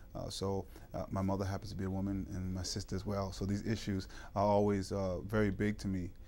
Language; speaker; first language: English; native; English